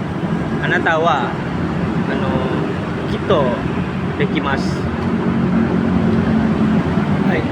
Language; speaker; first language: Japanese; non-native, learner; Indonesian